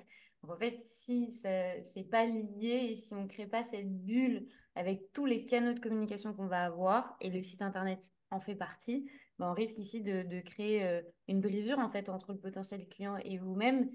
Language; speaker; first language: French; native; French